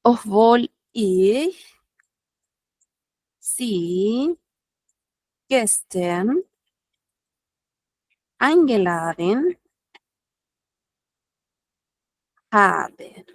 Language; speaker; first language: German; non-native, fluent; Spanish